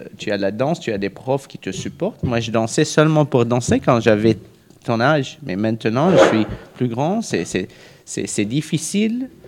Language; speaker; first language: French; non-native, local second language; Arabic